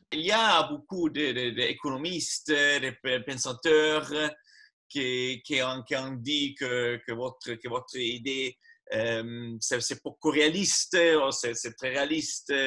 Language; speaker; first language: French; non-native, learner; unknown